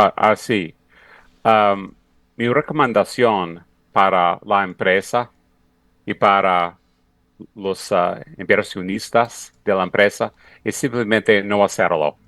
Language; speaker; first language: Spanish; non-native, fluent; English